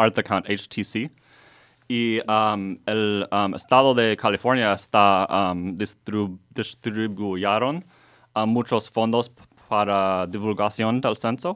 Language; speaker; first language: Spanish; non-native, learner; English